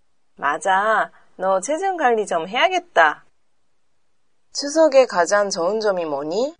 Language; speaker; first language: Korean; non-native, learner; Japanese